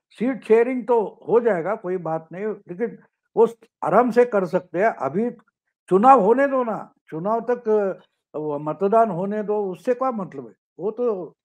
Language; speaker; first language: Hindi; non-native, local second language; Marathi